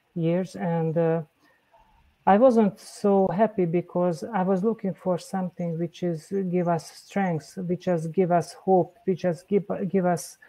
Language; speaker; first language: English; non-native, learner; Hungarian